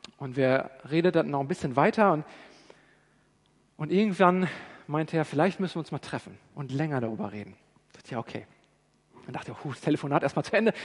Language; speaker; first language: German; native; German